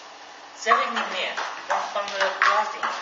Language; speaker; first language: Dutch; non-native, learner; Chinese